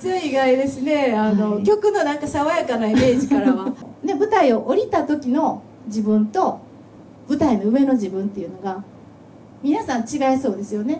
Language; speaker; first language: Japanese; native; Japanese